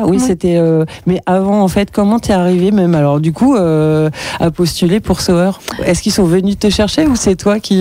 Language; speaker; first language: French; native; French